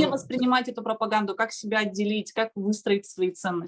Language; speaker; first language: Russian; native; Russian